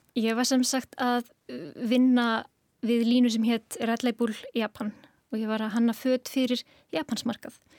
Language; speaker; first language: Icelandic; native; Icelandic